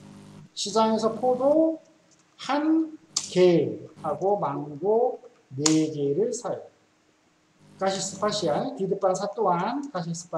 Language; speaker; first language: Korean; native; Korean